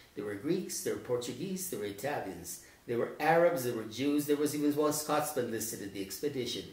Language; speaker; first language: English; native; English